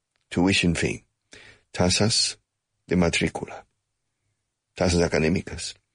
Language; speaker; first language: Spanish; non-native, fluent; English